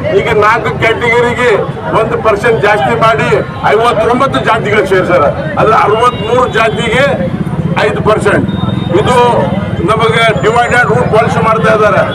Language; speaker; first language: Kannada; non-native, local second language; Lambadi